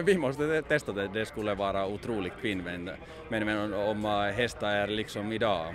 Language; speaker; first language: Swedish; non-native, learner; Finnish